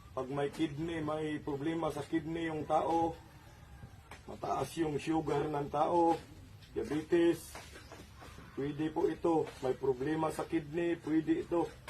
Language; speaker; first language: Filipino; non-native, local second language; Cebuano